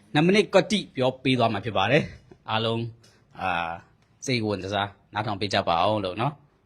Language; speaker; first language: Burmese; non-native, local second language; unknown